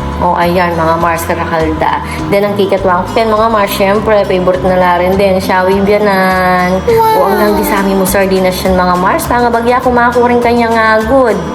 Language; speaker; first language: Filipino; non-native, local second language; Pampanga